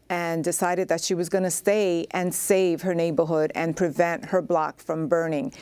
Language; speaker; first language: English; native; English